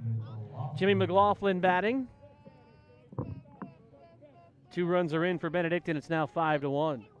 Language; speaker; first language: English; native; English